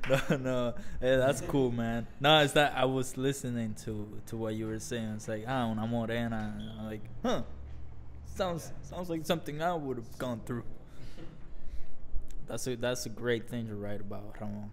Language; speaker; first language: English; non-native, local second language; Spanish